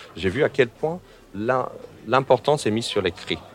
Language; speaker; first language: French; non-native, fluent; English